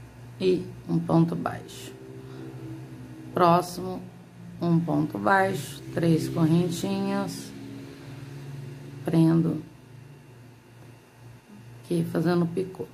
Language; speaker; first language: Portuguese; native; Portuguese